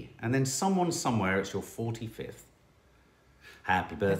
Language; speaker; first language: English; native; English